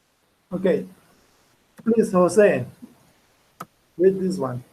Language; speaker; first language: English; non-native, fluent; Spanish